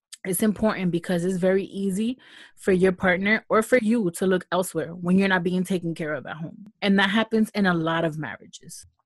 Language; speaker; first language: English; native; English